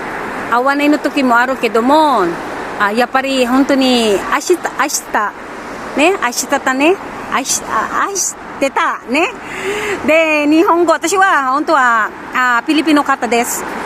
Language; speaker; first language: Japanese; non-native, learner; Filipino